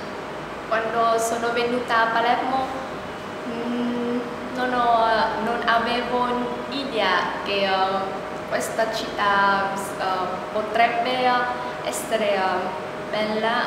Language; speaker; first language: Italian; non-native, learner; Vietnamese